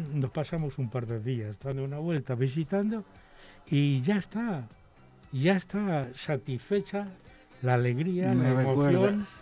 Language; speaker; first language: Spanish; native; Spanish